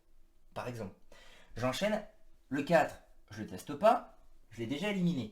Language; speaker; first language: French; native; French